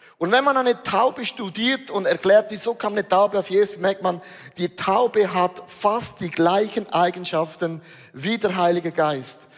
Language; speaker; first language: German; native; German